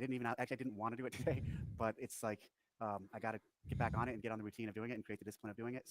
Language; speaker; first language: English; native; English